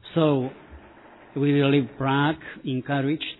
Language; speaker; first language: English; non-native, fluent; Slovak